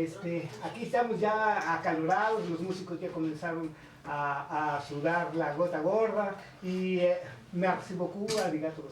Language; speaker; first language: Spanish; native; Spanish